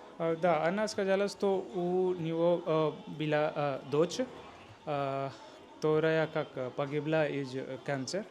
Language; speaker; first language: Russian; non-native, learner; Hindi